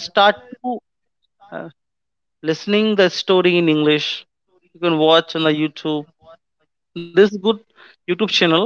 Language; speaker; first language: English; non-native, local second language; Hindi